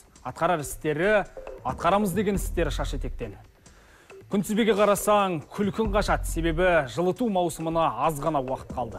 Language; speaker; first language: Kazakh; native; Kazakh